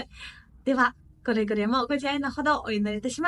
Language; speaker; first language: Japanese; non-native, fluent; Ukrainian